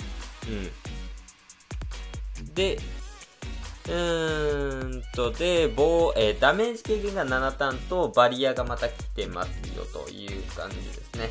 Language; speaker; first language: Japanese; native; Japanese